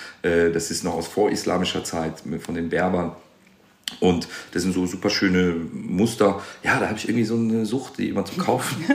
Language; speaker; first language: German; native; German